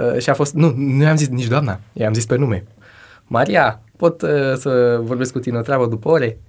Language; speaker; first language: Romanian; early bilingual, heritage; Romanian